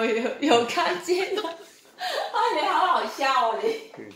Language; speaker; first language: Chinese; non-native, local second language; Cantonese